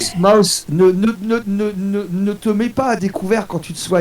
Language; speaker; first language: French; native; French